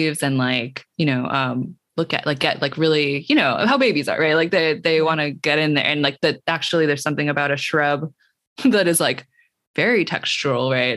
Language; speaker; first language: English; native; English